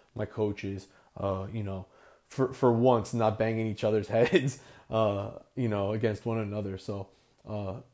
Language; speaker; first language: English; native; English